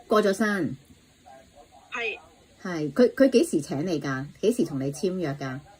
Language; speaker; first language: Cantonese; native; Cantonese